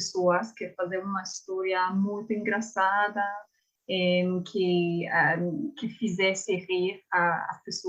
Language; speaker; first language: Portuguese; non-native, learner; English